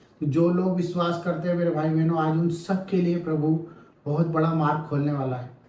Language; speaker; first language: Hindi; native; Hindi